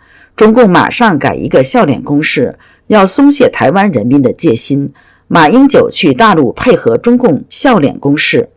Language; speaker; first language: Chinese; native; Chinese